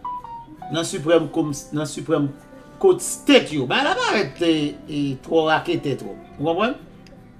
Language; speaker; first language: Haitian Creole; native; Haitian Creole